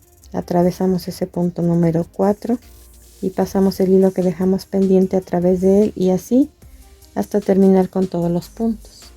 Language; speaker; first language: Spanish; native; Spanish